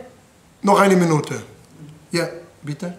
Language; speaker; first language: German; non-native, fluent; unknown